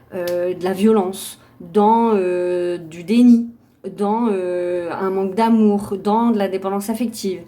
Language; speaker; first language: French; native; French